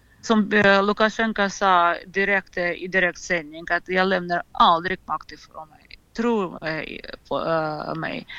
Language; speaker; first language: Swedish; non-native, fluent; Russian